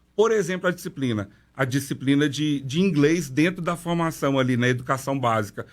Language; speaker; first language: Portuguese; non-native, local second language; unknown